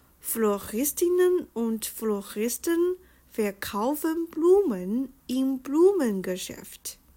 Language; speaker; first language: German; non-native, fluent; Chinese